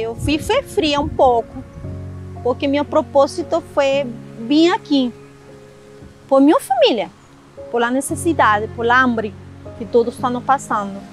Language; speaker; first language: Portuguese; non-native, learner; Spanish